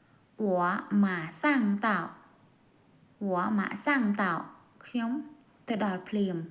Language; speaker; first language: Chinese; non-native, learner; Khmer